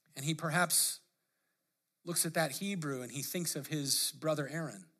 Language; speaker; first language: English; native; English